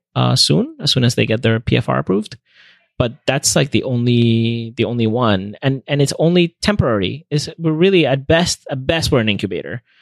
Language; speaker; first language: English; non-native, fluent; Spanish